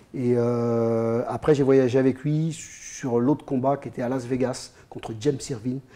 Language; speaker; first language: French; native; French